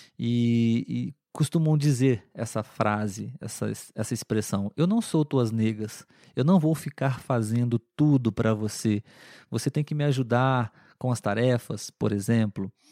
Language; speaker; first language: Portuguese; native; Portuguese